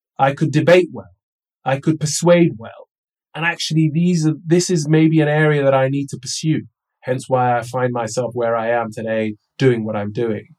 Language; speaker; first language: English; early bilingual, other home language; Somali